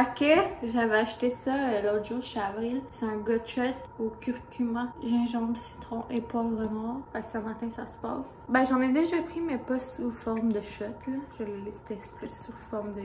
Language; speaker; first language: French; native; French